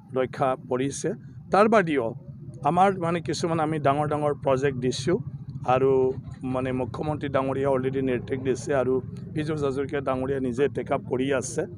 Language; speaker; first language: Assamese; native; Assamese